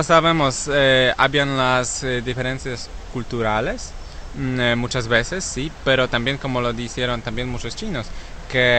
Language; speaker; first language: Spanish; non-native, learner; Polish